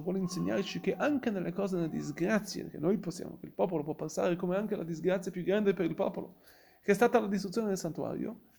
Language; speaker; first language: Italian; non-native, fluent; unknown